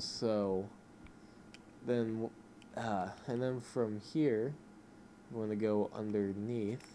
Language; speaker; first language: English; native; English